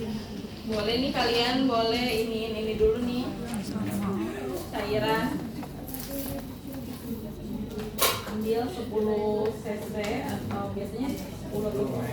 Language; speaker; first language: Indonesian; native; Indonesian